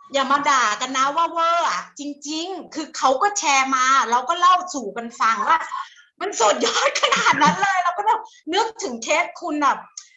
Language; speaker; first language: Thai; native; Thai